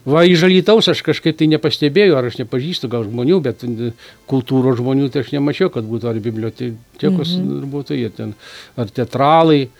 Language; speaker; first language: Lithuanian; native; Lithuanian